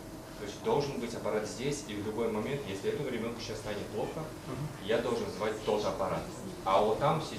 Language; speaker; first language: Russian; native; Russian